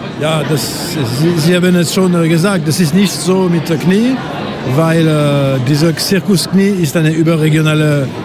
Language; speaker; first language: German; non-native, local second language; French